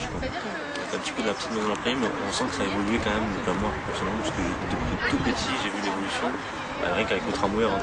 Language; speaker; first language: French; native; French